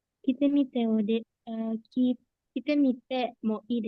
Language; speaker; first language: Japanese; non-native, learner; Indonesian